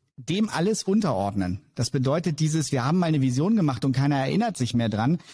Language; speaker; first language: German; native; German